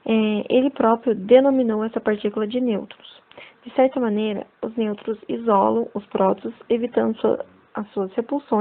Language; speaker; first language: Portuguese; native; Portuguese